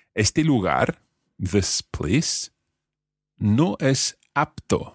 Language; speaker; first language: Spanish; non-native, fluent; English